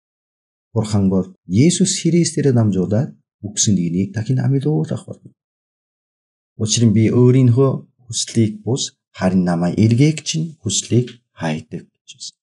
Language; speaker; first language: Mongolian; non-native, fluent; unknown